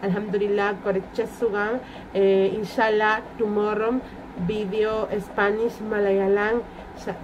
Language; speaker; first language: English; non-native, learner; Spanish